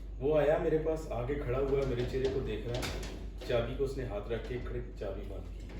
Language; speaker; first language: Urdu; non-native, local second language; Punjabi